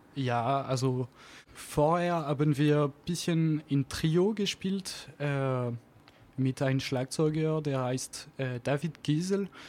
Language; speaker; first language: German; non-native, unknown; French